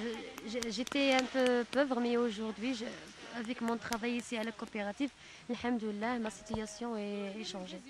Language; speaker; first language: French; non-native, learner; Berber languages